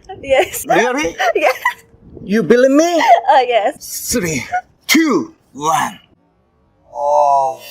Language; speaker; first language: English; non-native, learner; Korean